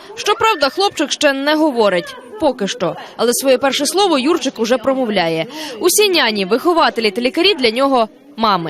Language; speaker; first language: Ukrainian; native; Ukrainian